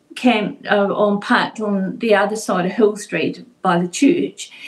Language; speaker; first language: English; native; English